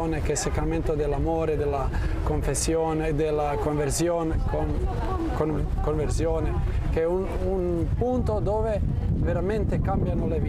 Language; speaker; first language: Italian; non-native, fluent; Croatian